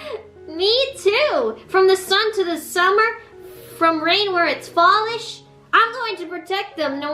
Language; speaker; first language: English; native; English